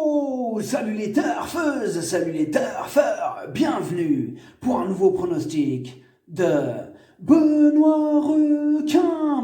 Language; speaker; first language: French; native; French